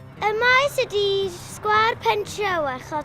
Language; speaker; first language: Welsh; non-native, local second language; English